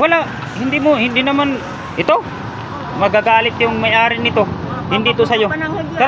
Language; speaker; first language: Filipino; non-native, local second language; Cebuano